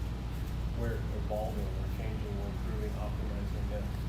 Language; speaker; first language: English; native; English